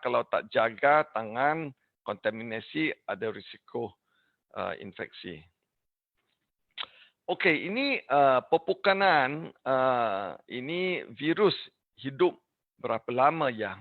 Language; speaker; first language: Indonesian; non-native, learner; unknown